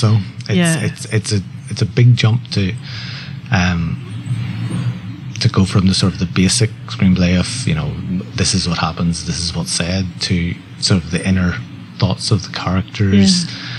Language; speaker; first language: English; native; English